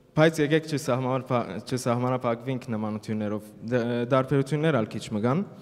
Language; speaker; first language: Armenian; early bilingual, heritage; Armenian